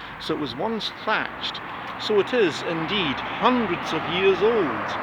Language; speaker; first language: English; native; English